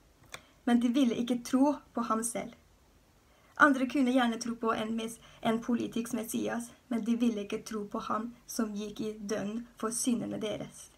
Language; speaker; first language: Norwegian; non-native, fluent; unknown